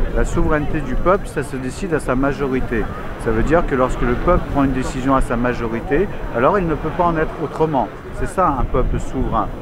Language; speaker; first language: French; native; French